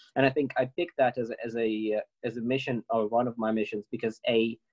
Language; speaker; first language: English; non-native, fluent; Ukrainian